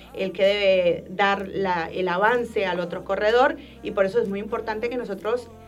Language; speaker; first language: Spanish; native; Spanish